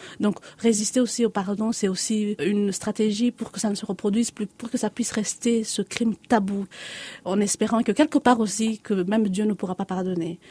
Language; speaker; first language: French; non-native, local second language; Lingala